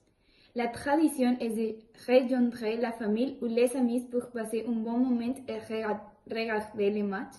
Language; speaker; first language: French; non-native, learner; Spanish